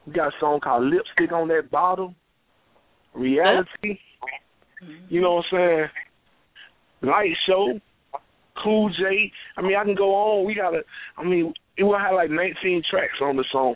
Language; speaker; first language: English; native; English